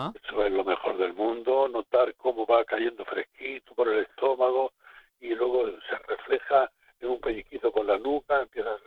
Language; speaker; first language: Spanish; native; Spanish